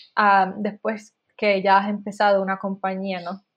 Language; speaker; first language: Spanish; native; Spanish